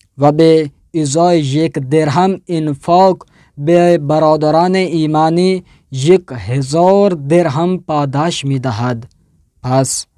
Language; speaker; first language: Persian; non-native, fluent; Urdu